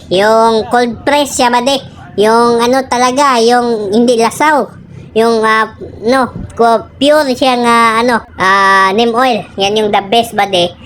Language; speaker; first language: Filipino; non-native, local second language; Cebuano